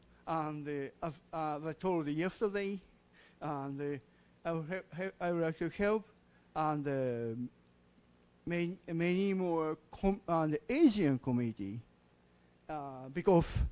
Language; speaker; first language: English; non-native, learner; Japanese